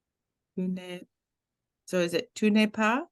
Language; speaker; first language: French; non-native, learner; English